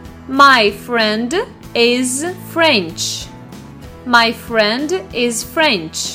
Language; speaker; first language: English; non-native, fluent; Russian